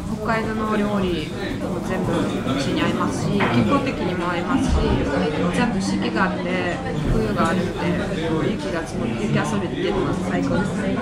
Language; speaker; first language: Japanese; non-native, fluent; Russian